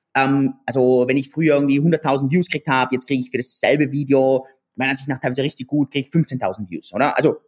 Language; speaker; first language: German; native; German